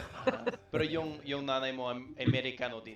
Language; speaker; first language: Filipino; non-native, fluent; English